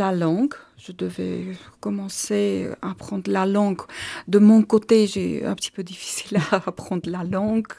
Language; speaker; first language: French; non-native, learner; Armenian